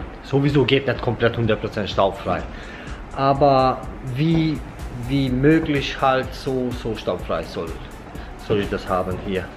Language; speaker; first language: German; non-native, fluent; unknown